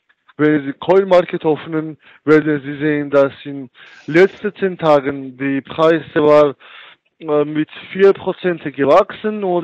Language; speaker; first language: German; non-native, learner; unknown